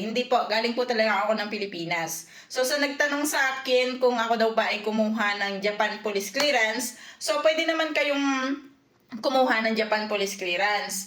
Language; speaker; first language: Filipino; native; Filipino